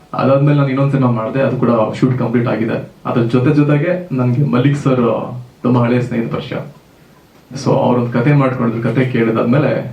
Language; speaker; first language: Kannada; native; Kannada